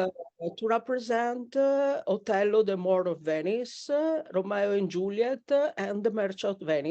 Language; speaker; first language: English; non-native, learner; Italian